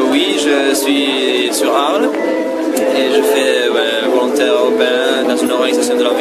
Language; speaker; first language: French; non-native, fluent; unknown